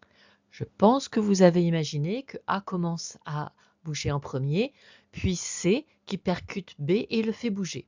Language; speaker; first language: French; native; French